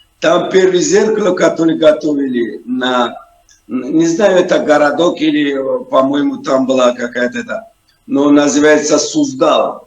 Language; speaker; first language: Russian; non-native, local second language; Tajik